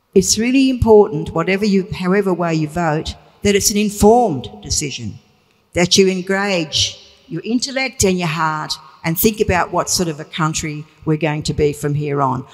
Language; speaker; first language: English; native; English